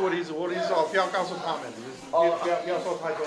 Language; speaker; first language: Chinese; non-native, learner; English